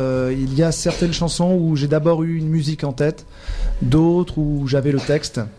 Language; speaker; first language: French; native; French